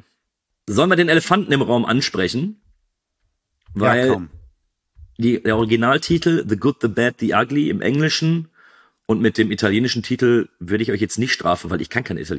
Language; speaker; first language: German; native; German